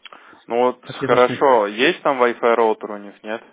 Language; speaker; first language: Russian; native; Russian